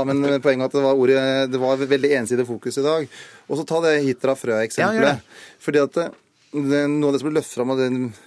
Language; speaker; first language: Norwegian; native; Norwegian